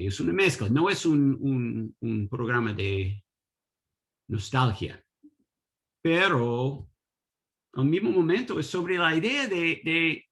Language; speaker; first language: Spanish; non-native, learner; English